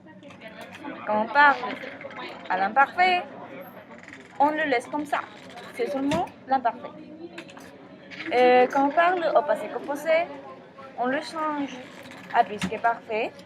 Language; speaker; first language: French; non-native, learner; Spanish